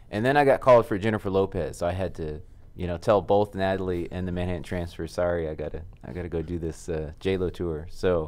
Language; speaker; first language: English; native; English